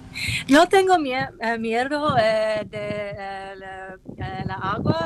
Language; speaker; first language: Spanish; non-native, learner; English